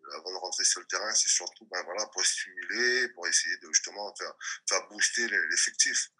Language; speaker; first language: French; non-native, local second language; Réunion Creole French